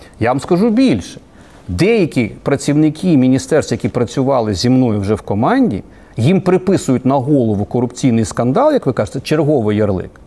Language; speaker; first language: Ukrainian; native; Ukrainian